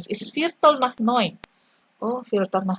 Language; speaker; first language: German; non-native, fluent; Indonesian